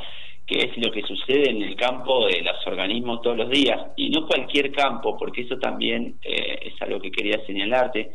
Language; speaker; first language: Spanish; native; Spanish